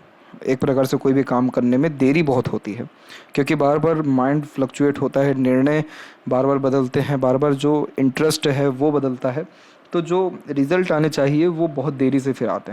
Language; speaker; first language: Hindi; native; Hindi